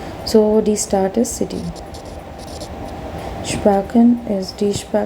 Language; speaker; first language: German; non-native, learner; Hindi